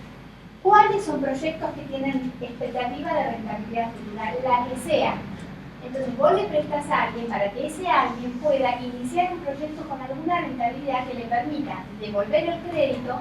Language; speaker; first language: Spanish; native; Spanish